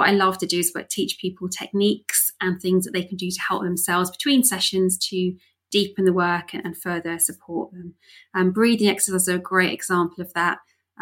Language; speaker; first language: English; native; English